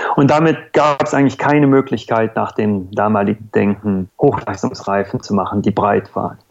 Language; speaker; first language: German; native; German